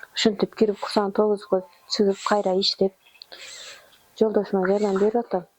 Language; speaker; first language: Kyrgyz; non-native, local second language; Uzbek